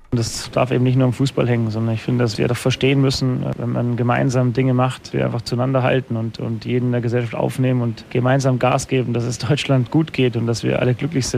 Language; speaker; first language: German; native; German